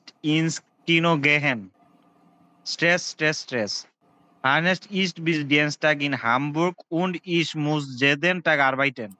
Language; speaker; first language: German; non-native, learner; Bangla